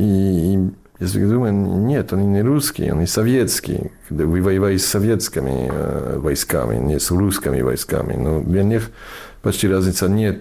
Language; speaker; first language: Russian; non-native, fluent; English